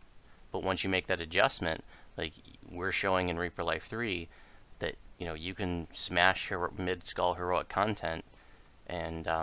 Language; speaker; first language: English; native; English